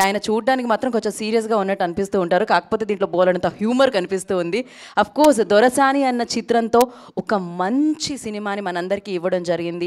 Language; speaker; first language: Telugu; native; Telugu